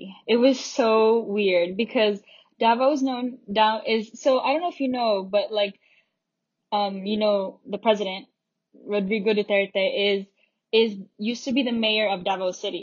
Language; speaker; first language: English; native; English